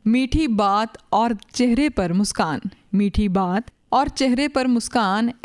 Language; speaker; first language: Hindi; non-native, local second language; Punjabi